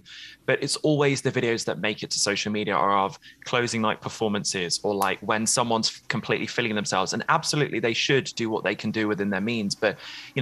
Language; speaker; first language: English; native; English